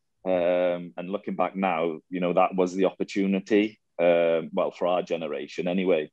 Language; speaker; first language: English; native; English